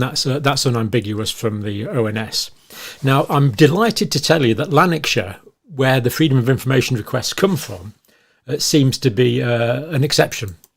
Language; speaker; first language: English; native; English